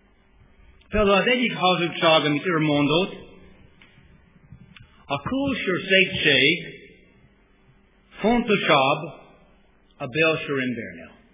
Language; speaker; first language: Hungarian; non-native, fluent; English